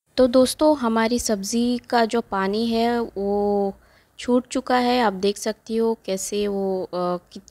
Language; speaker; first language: Hindi; non-native, local second language; Konkani